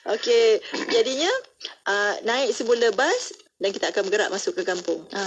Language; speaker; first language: Malay; native; Malay